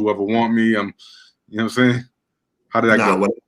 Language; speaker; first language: English; native; English